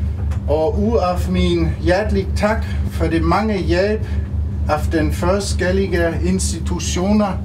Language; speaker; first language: Danish; non-native, learner; German